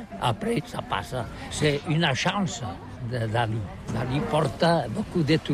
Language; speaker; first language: French; non-native, learner; Catalan